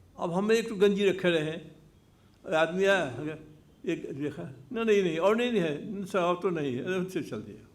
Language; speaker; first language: Hindi; native; Hindi